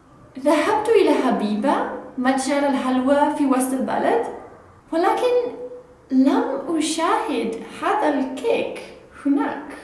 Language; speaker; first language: Arabic; non-native, learner; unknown